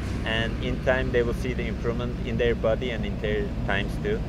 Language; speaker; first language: English; non-native, fluent; Turkish